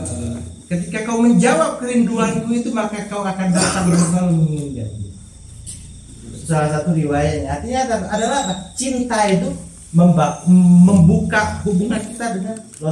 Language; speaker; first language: Indonesian; native; Indonesian